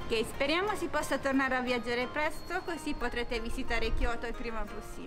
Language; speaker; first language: Italian; native; Italian